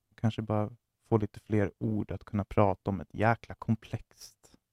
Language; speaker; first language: Swedish; native; Swedish